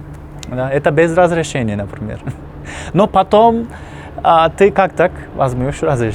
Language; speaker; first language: Russian; non-native, fluent; Turkish